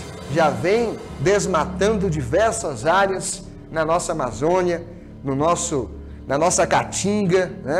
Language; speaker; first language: Portuguese; native; Portuguese